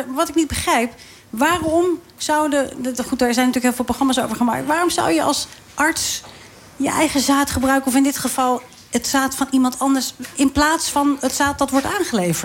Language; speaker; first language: Dutch; native; Dutch